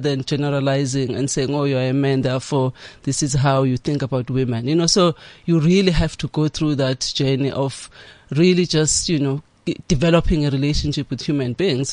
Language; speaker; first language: English; non-native, local second language; Zulu